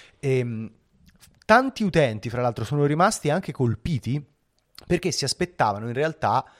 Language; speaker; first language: Italian; native; Italian